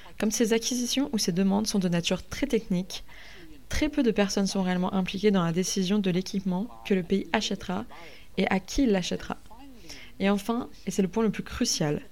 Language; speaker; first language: French; non-native, learner; English